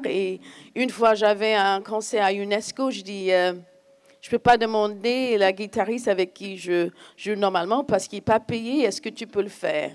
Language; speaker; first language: French; non-native, fluent; English